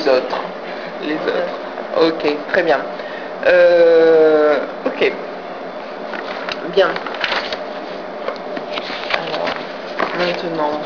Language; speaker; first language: French; non-native, fluent; English